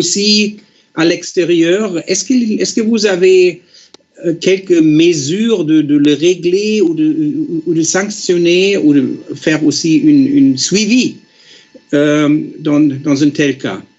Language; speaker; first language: French; non-native, fluent; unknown